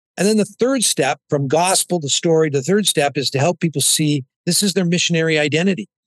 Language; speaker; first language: English; native; English